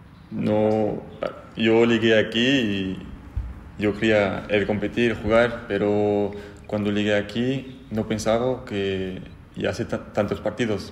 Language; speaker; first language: Spanish; non-native, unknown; French